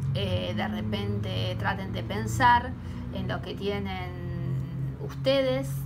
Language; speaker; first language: Spanish; native; Spanish